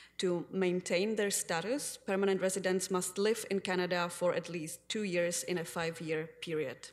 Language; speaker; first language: English; non-native, fluent; Czech